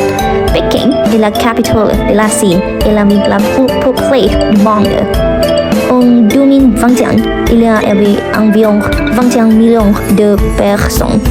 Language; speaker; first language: French; non-native, learner; Vietnamese